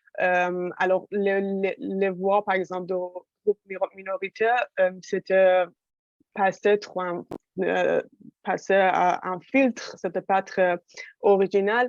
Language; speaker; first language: French; non-native, fluent; Persian